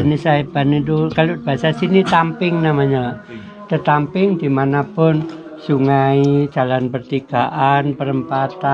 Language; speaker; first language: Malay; non-native, local second language; Javanese